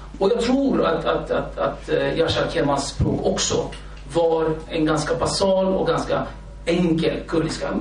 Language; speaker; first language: Swedish; early bilingual, other home language; Kurdish